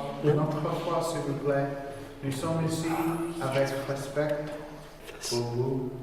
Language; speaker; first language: French; non-native, learner; English